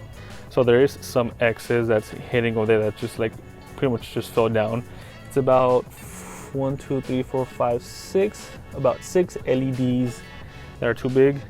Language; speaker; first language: English; native; English